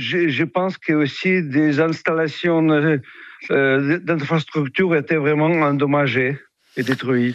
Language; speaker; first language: French; non-native, fluent; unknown